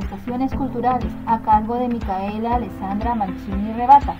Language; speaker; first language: Spanish; native; Spanish